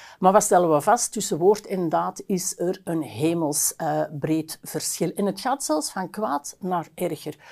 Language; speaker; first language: Dutch; native; Dutch